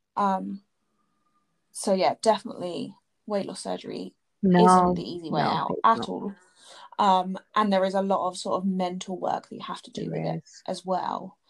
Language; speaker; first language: English; native; English